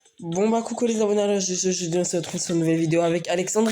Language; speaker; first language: French; native; French